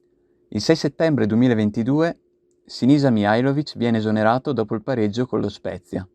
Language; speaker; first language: Italian; native; Italian